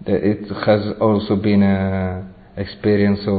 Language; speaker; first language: English; non-native, fluent; Spanish